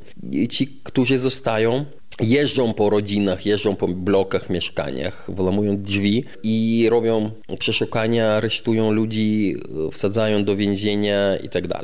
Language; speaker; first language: Polish; non-native, fluent; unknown